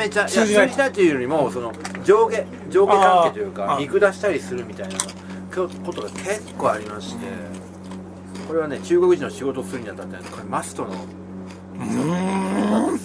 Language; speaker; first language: Japanese; native; Japanese